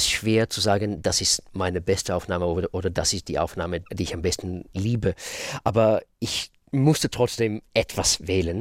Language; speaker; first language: German; non-native, fluent; Russian